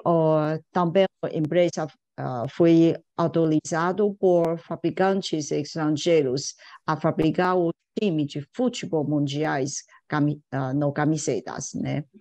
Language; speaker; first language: Portuguese; non-native, fluent; Chinese